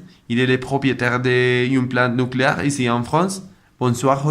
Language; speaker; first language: French; non-native, learner; Spanish